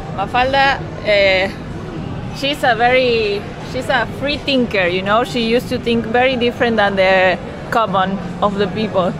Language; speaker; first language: English; non-native, fluent; Spanish